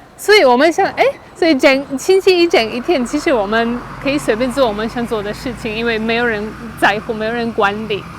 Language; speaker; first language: Chinese; non-native, fluent; Polish